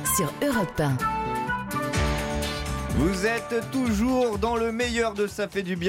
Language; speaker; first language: French; native; French